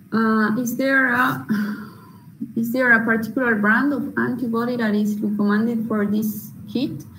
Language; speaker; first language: English; non-native, fluent; Spanish